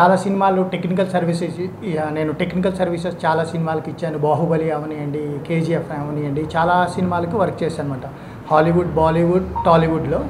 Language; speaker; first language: Telugu; native; Telugu